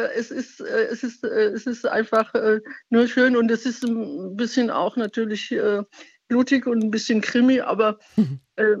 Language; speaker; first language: German; non-native, fluent; Persian